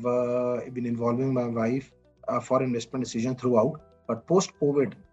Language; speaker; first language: English; non-native, local second language; Punjabi